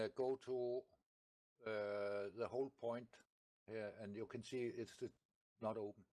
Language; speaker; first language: English; non-native, learner; Danish